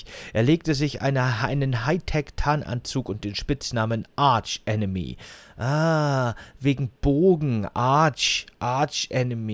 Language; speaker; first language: German; native; German